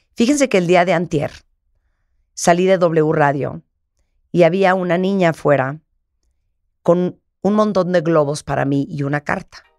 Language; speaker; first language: Spanish; native; Spanish